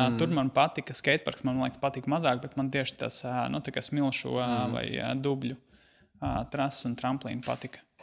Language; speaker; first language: Latvian; native; Latvian